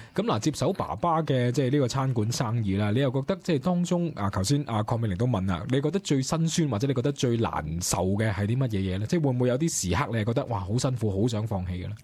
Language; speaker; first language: Cantonese; early bilingual, heritage; Cantonese